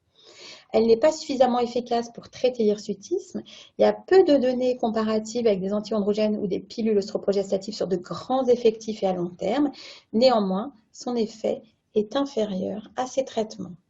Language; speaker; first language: French; native; French